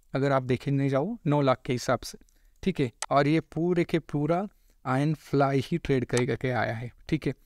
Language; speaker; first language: Hindi; non-native, local second language; Marathi